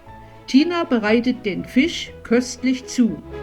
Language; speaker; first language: German; native; German